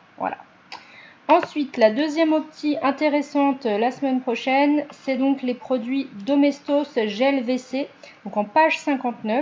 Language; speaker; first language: French; native; French